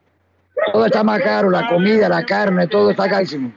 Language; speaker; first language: Spanish; native; Spanish